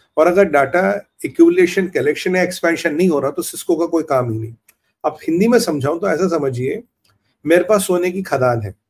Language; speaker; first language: Hindi; native; Hindi